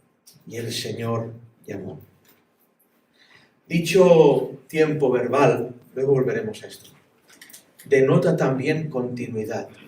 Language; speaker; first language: Spanish; native; Spanish